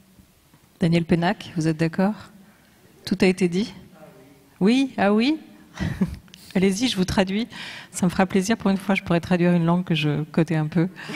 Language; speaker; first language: French; native; French